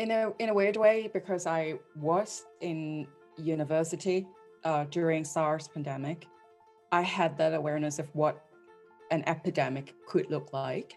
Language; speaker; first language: English; non-native, local second language; Cantonese